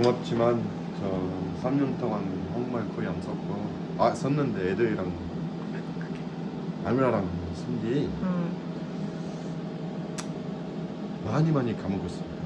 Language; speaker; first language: Korean; non-native, learner; French